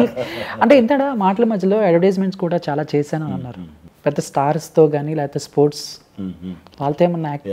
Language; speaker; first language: Telugu; native; Telugu